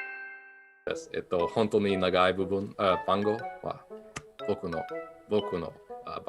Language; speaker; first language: Japanese; non-native, learner; English